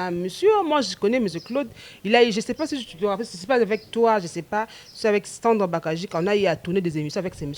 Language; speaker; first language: French; non-native, local second language; Lingala